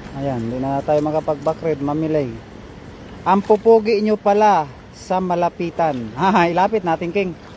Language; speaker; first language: Filipino; native; Filipino